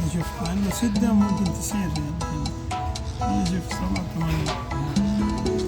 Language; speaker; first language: Arabic; non-native, learner; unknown